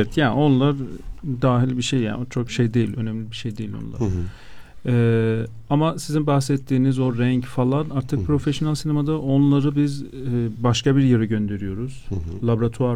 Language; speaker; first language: Turkish; non-native, fluent; Azerbaijani